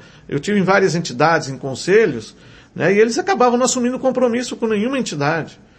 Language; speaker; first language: Portuguese; native; Portuguese